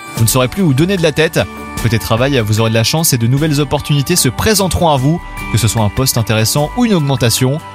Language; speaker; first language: French; native; French